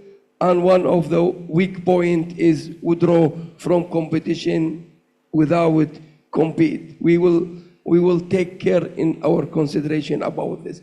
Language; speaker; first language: English; non-native, learner; Arabic